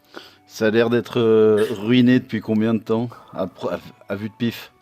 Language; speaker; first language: French; native; French